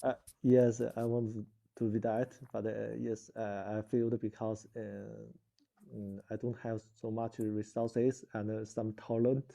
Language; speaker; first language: English; non-native, learner; Chinese